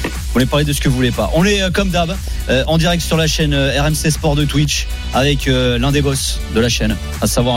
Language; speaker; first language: French; native; French